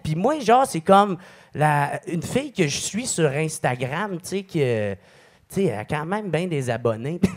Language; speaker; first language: French; native; French